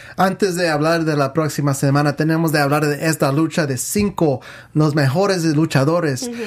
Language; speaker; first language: Spanish; native; Spanish